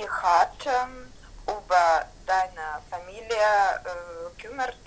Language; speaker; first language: German; non-native, learner; Ukrainian